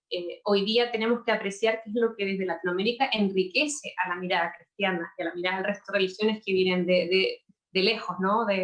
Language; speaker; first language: Spanish; native; Spanish